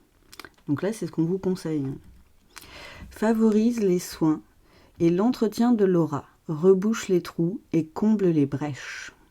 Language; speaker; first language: French; native; French